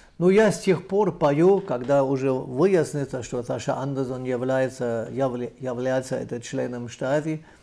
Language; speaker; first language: Russian; non-native, fluent; German